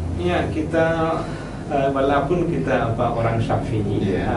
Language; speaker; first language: Indonesian; non-native, learner; Malayalam